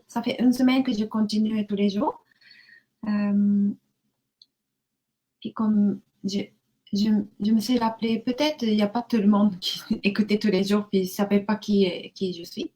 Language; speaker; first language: French; non-native, learner; Japanese